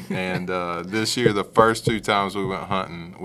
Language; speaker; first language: English; native; English